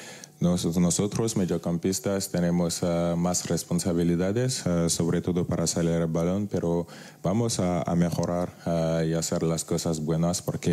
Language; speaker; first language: Spanish; non-native, fluent; French